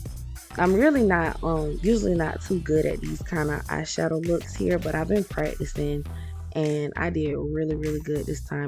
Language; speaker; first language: English; native; English